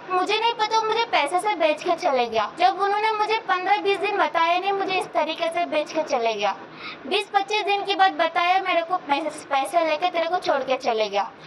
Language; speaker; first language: Hindi; non-native, local second language; Kannada